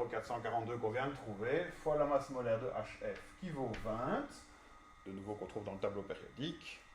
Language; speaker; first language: French; native; French